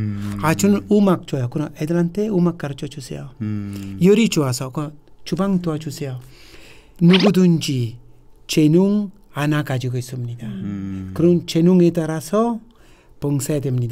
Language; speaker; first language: Korean; non-native, fluent; Italian